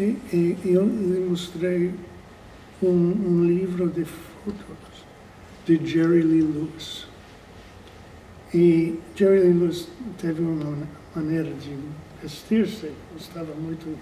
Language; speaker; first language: Portuguese; non-native, fluent; English